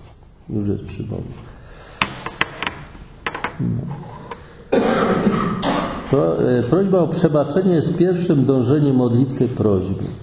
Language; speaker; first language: Polish; native; Polish